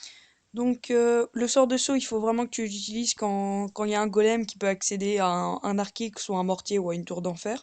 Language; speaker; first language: French; native; French